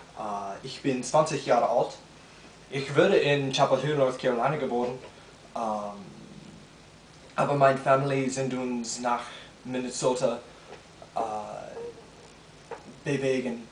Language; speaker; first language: German; non-native, learner; English